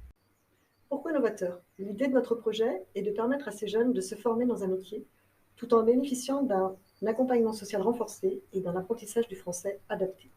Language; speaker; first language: French; native; French